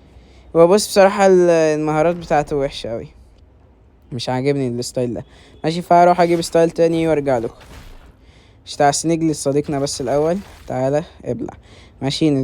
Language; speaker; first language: Arabic; native; Arabic